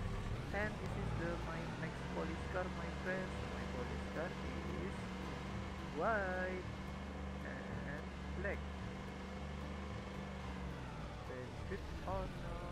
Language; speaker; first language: English; non-native, learner; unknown